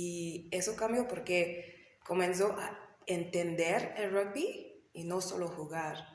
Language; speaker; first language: Spanish; non-native, learner; English